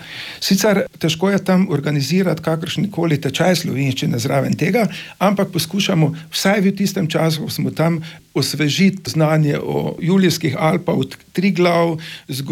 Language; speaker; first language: Slovenian; native; Slovenian